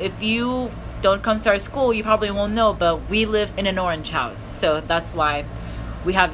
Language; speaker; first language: English; non-native, fluent; Portuguese